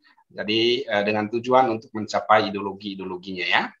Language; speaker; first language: Indonesian; native; Indonesian